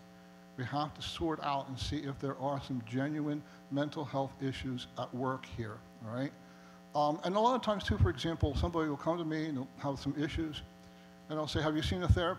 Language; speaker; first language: English; native; English